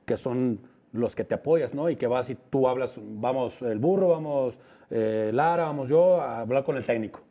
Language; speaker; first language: Spanish; native; Spanish